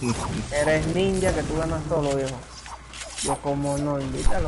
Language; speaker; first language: Spanish; native; Spanish